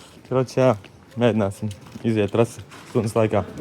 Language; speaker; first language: Latvian; native; Latvian